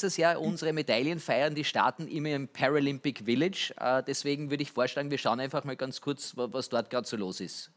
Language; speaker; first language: German; native; German